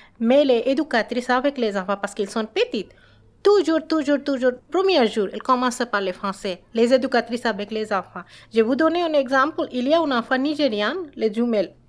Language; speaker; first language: French; non-native, learner; Bangla